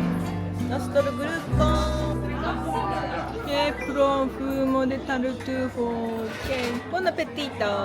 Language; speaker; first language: Italian; non-native, learner; Japanese